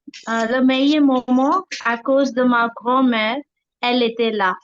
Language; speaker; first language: French; non-native, learner; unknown